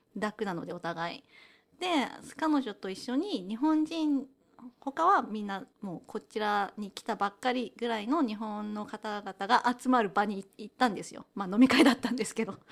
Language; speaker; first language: Japanese; native; Japanese